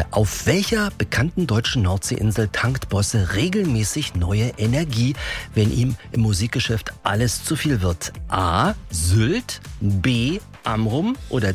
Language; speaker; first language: German; native; German